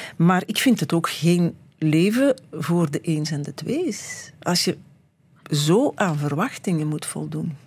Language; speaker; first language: Dutch; native; Dutch